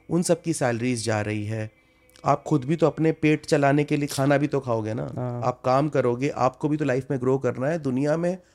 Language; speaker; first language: Hindi; non-native, local second language; Bangla